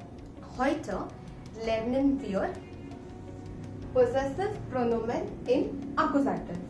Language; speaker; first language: German; non-native, fluent; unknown